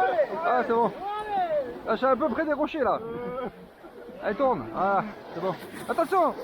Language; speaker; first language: French; native; French